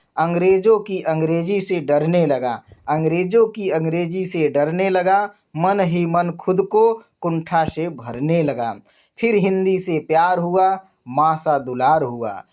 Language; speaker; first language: Hindi; native; Hindi